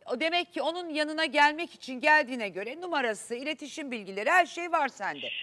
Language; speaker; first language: Turkish; native; Turkish